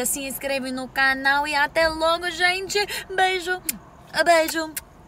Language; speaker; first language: Portuguese; non-native, learner; English